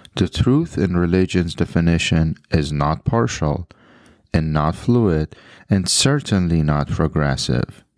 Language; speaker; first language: English; non-native, fluent; Persian